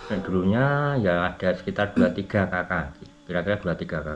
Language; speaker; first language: Indonesian; non-native, local second language; Javanese